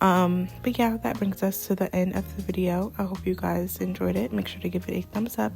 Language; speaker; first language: English; native; English